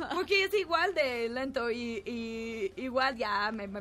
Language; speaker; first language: Spanish; non-native, fluent; English